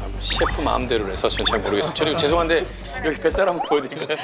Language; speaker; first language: Korean; native; Korean